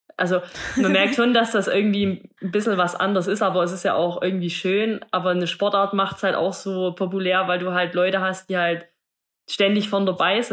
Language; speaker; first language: German; native; German